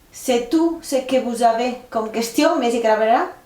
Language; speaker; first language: French; non-native, fluent; Spanish